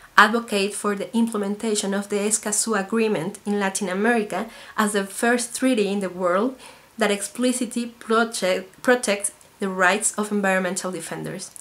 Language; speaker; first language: English; non-native, fluent; Spanish